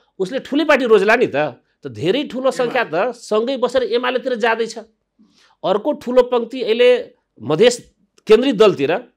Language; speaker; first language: Nepali; non-native, local second language; Maithili